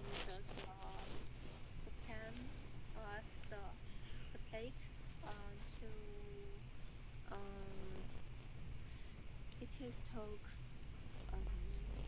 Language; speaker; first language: English; non-native, learner; Chinese